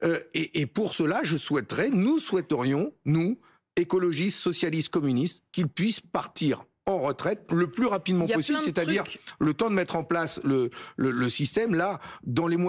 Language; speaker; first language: French; native; French